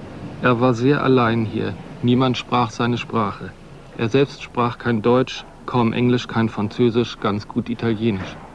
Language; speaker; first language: German; native; German